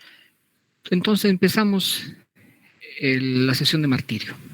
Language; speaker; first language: Spanish; native; Spanish